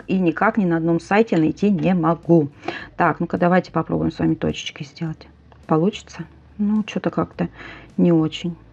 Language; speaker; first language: Russian; native; Russian